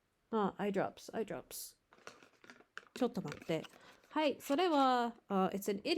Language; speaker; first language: Japanese; non-native, learner; English